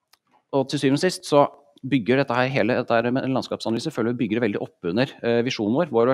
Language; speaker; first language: Norwegian; native; Norwegian